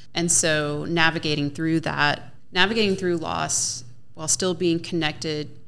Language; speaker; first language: English; native; English